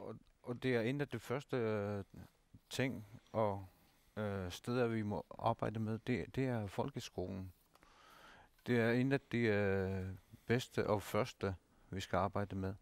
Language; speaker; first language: Danish; non-native, local second language; Kalaallisut